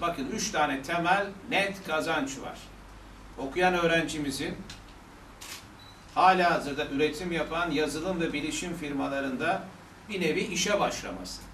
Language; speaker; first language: Turkish; native; Turkish